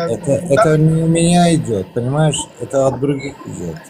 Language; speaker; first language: Russian; non-native, fluent; Turkmen